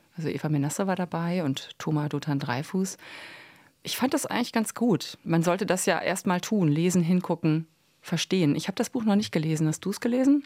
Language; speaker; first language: German; native; German